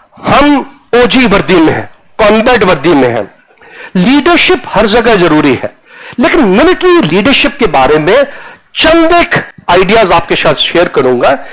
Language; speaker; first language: Hindi; non-native, local second language; Punjabi